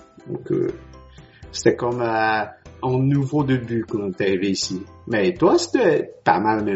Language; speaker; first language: French; non-native, learner; Portuguese